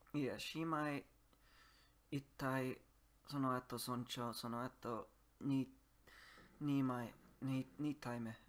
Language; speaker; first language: Japanese; non-native, learner; English